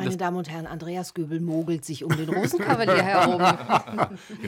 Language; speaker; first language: German; native; German